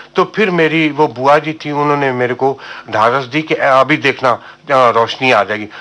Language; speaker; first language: Urdu; non-native, local second language; Punjabi